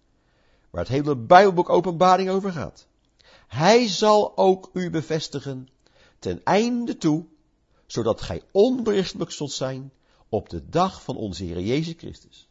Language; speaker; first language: Dutch; native; Dutch